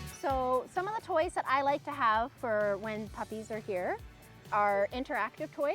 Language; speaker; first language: English; native; English